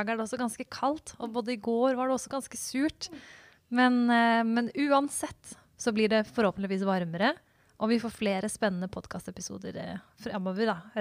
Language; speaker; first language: Norwegian; native; Norwegian